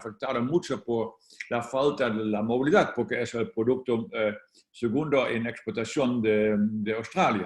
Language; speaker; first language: Spanish; non-native, fluent; Dutch